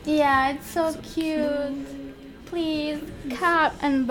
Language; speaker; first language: English; non-native, learner; Italian